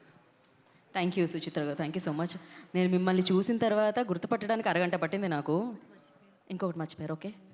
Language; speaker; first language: Telugu; native; Telugu